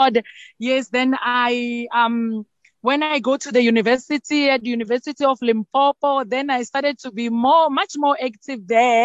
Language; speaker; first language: English; non-native, local second language; Northern Sotho